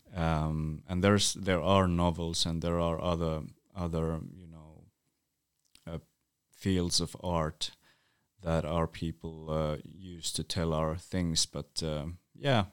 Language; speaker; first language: English; non-native, fluent; Northern Sami